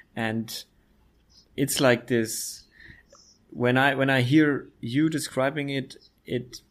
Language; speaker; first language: English; non-native, fluent; German